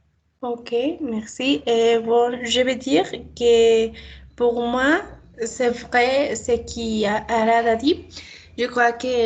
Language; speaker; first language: French; non-native, learner; Spanish